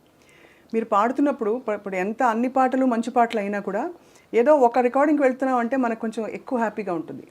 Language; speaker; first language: Telugu; native; Telugu